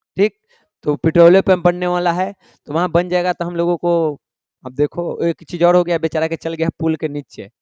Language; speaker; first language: Hindi; native; Hindi